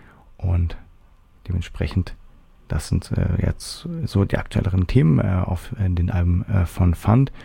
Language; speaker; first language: German; native; German